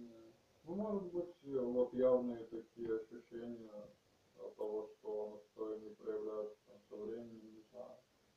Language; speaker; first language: Russian; native; Russian